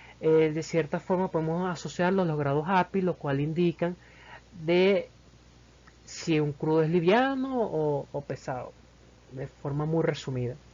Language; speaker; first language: Spanish; native; Spanish